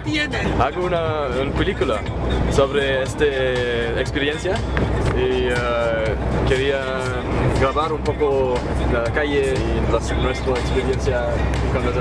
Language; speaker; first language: Spanish; non-native, learner; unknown